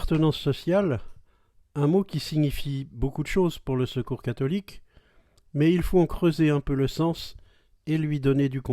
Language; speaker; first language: French; native; French